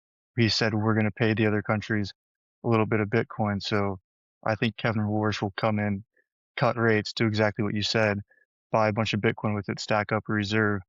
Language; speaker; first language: English; native; English